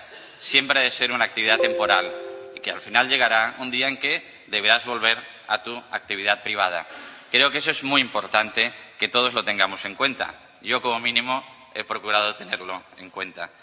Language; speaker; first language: Spanish; native; Spanish